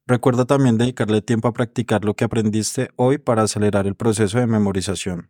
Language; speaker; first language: Spanish; native; Spanish